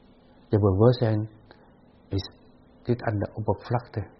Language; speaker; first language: Dutch; non-native, fluent; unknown